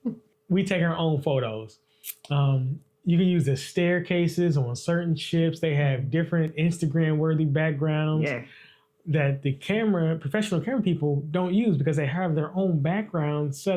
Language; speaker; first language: English; native; English